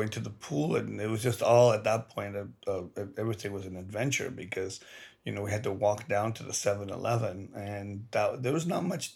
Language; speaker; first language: English; early bilingual, other home language; Spanish